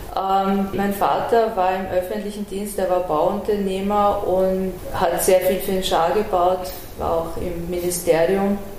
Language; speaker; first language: German; early bilingual, other home language; Persian